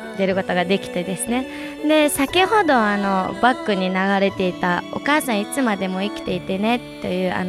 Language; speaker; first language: Japanese; non-native, fluent; Mongolian